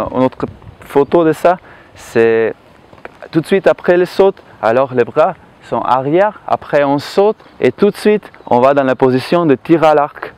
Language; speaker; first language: French; non-native, learner; Slovenian